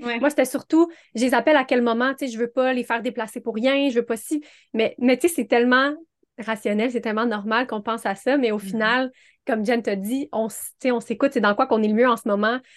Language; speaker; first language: French; native; French